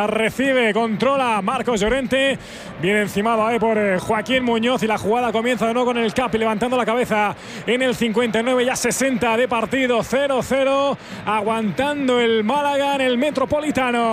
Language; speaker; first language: Spanish; native; Spanish